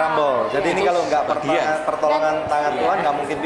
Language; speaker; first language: Indonesian; native; Indonesian